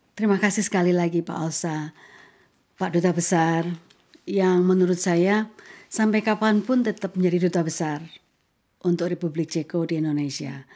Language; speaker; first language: Indonesian; native; Indonesian